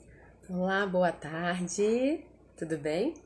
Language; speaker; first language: Portuguese; native; Portuguese